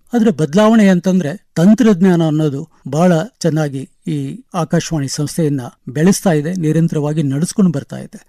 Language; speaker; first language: Kannada; non-native, local second language; Konkani